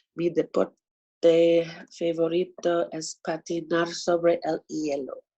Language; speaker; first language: Spanish; non-native, learner; English